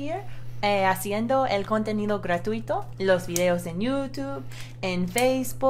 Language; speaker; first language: Spanish; non-native, fluent; English